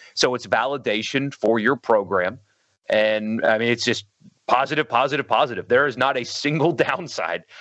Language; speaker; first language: English; native; English